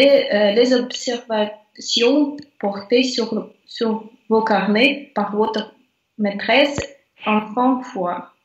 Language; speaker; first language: French; non-native, learner; Russian